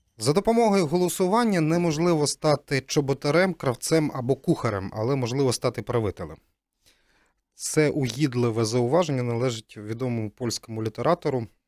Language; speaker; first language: Ukrainian; native; Ukrainian